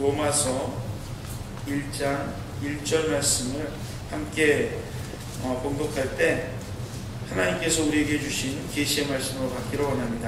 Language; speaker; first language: Korean; native; Korean